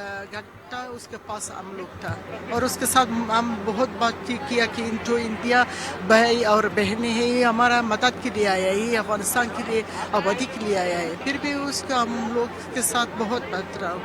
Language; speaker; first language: Hindi; non-native, learner; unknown